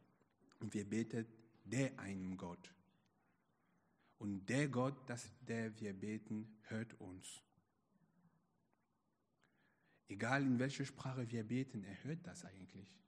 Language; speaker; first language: German; non-native, fluent; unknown